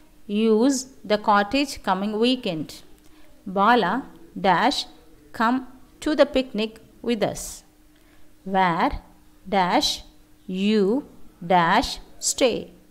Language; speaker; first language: English; non-native, local second language; Tamil